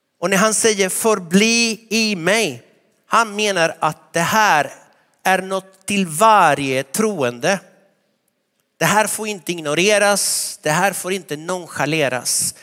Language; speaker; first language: Swedish; non-native, fluent; Spanish